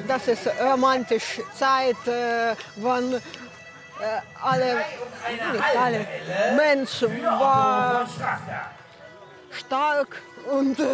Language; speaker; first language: German; non-native, learner; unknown